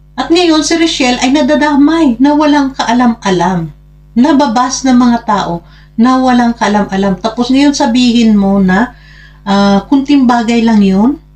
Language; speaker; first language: Filipino; non-native, local second language; Hiligaynon